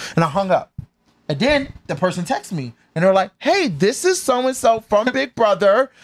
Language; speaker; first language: English; native; English